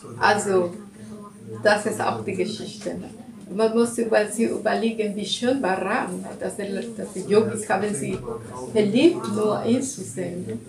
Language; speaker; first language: German; non-native, learner; Russian